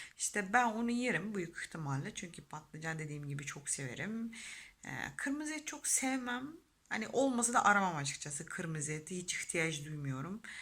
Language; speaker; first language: Turkish; non-native, fluent; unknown